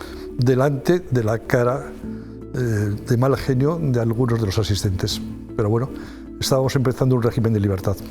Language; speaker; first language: Spanish; native; Spanish